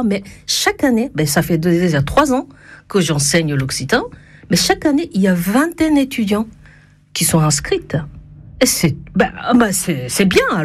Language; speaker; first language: French; non-native, fluent; Japanese